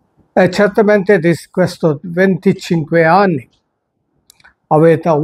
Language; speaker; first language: Italian; non-native, fluent; Telugu